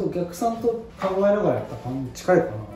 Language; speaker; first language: Japanese; native; Japanese